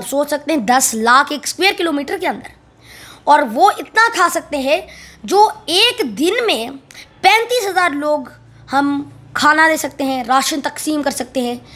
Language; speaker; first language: Urdu; non-native, local second language; Punjabi